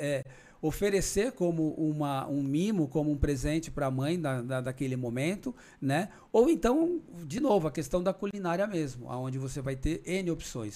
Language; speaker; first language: Portuguese; native; Portuguese